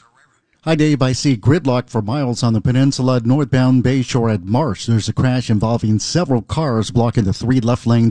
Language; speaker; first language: English; native; English